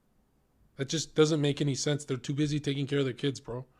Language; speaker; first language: English; native; English